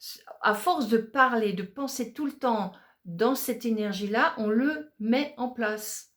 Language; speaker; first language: French; native; French